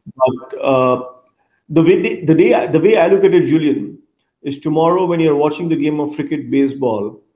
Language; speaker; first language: English; non-native, local second language; Bangla